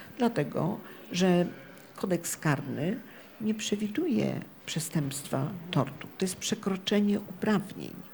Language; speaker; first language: Polish; native; Polish